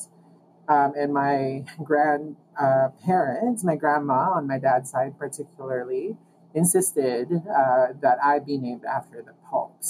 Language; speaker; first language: English; non-native, local second language; Filipino